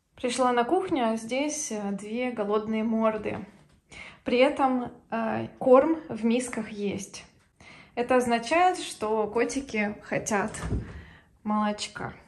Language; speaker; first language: Russian; native; Russian